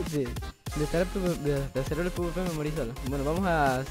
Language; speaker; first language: Spanish; native; Spanish